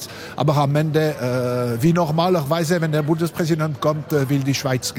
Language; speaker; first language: German; non-native, local second language; French